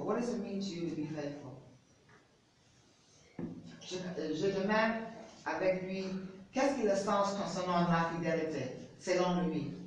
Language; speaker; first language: French; non-native, learner; English